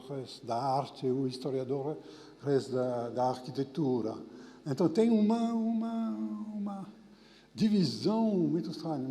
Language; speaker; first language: Portuguese; non-native, fluent; French